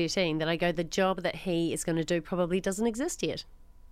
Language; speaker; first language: English; native; English